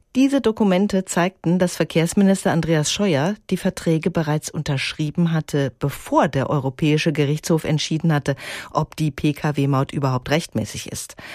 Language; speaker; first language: German; native; German